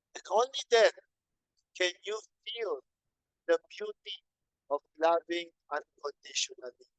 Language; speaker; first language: English; non-native, local second language; Filipino